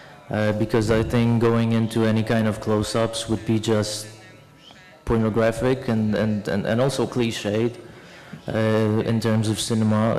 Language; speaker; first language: English; non-native, fluent; Polish